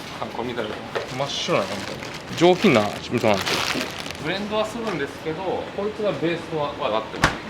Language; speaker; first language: Japanese; native; Japanese